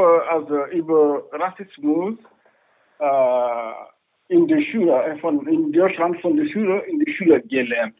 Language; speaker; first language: German; non-native, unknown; Wolof